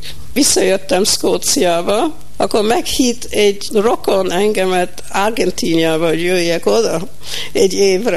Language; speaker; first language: Hungarian; early bilingual, heritage; Hungarian